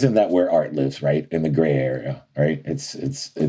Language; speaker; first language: English; native; English